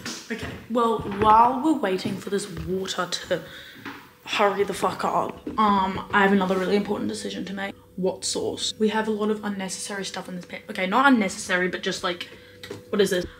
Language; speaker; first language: English; native; English